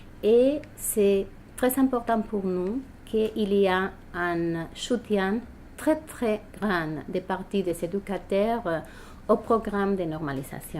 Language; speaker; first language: French; non-native, fluent; Spanish